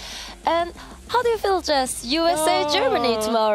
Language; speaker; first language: English; non-native, fluent; French